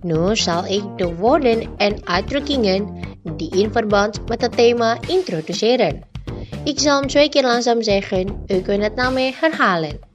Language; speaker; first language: Dutch; non-native, learner; Indonesian